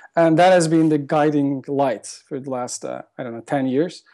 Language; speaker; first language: English; non-native, fluent; Turkish